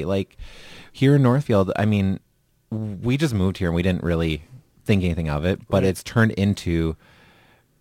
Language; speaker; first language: English; native; English